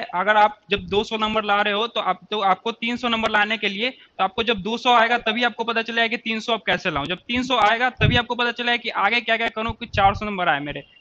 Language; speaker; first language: Hindi; native; Hindi